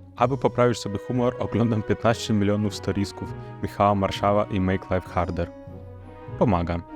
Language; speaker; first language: Polish; non-native, fluent; Romanian